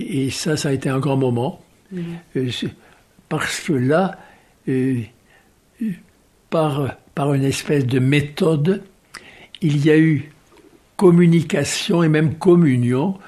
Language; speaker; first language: French; native; French